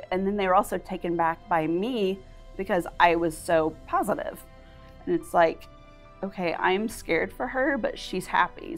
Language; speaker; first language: English; native; English